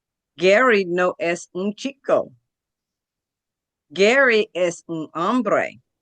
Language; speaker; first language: Spanish; non-native, learner; English